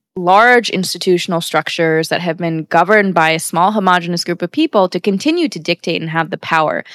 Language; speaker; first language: English; native; English